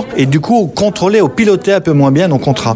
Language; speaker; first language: French; native; French